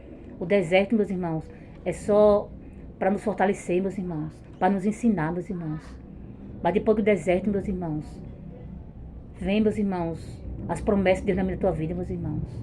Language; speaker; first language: Portuguese; native; Portuguese